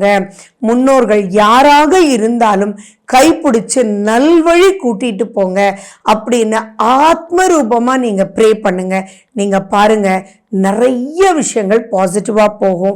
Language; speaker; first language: Tamil; native; Tamil